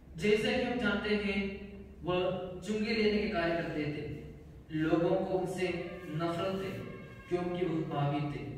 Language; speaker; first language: Hindi; non-native, local second language; Malayalam